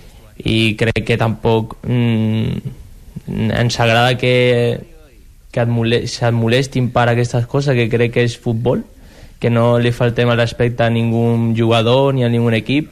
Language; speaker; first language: Catalan; non-native, local second language; Spanish